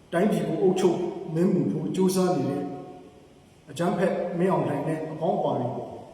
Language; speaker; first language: Burmese; non-native, local second language; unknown